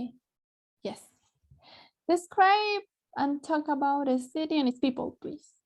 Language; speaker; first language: English; non-native, fluent; Spanish